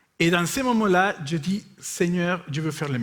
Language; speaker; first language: French; non-native, fluent; Spanish